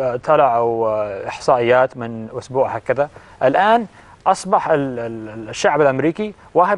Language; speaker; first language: Arabic; non-native, fluent; English